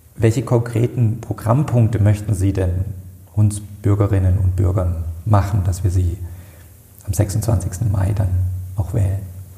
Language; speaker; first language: German; native; German